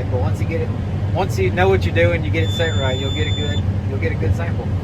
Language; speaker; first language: English; native; English